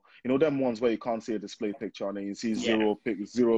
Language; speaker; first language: English; non-native, local second language; Yoruba